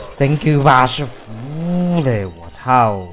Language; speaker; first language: Chinese; native; Chinese